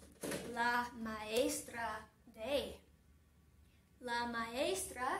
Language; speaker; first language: Spanish; non-native, fluent; English